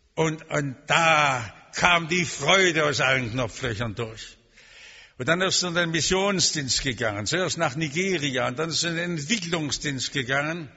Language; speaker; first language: German; native; German